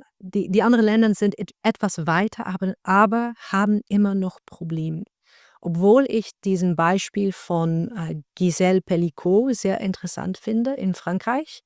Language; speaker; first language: German; non-native, fluent; Dutch